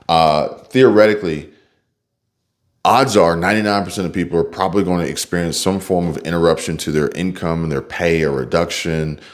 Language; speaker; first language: English; native; English